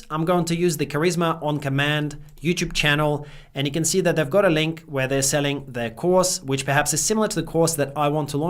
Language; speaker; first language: English; native; English